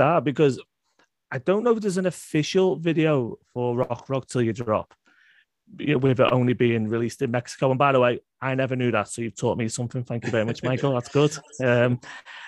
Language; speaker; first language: English; native; English